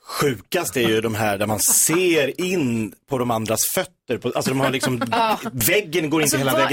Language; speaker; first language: Swedish; native; Swedish